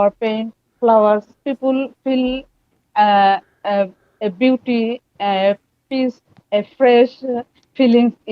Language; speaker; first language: English; non-native, learner; Bangla